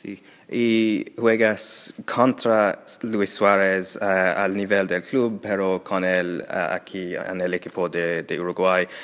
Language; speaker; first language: Spanish; non-native, learner; English